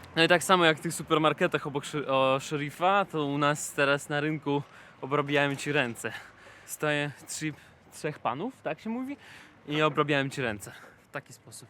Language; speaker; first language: Polish; non-native, fluent; Russian